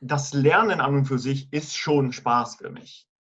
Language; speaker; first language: German; non-native, fluent; Italian